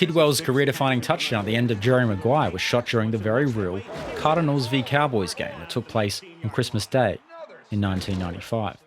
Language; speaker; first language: English; native; English